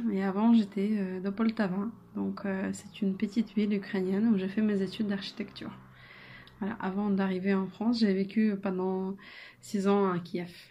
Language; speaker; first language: French; non-native, fluent; Ukrainian